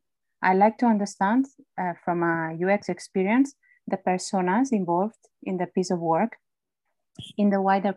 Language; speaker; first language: English; non-native, fluent; Spanish